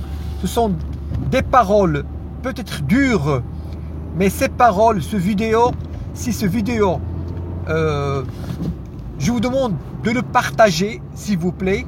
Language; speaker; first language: French; non-native, fluent; Arabic